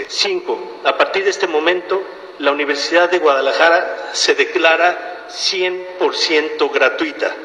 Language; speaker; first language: Spanish; native; Spanish